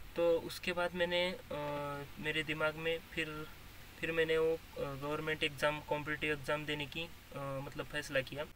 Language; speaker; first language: Hindi; non-native, local second language; Marathi